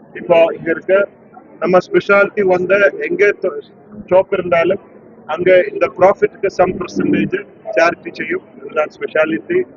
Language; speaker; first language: Tamil; non-native, learner; Malayalam